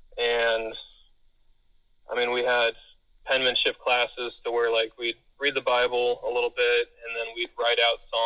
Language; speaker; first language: English; native; English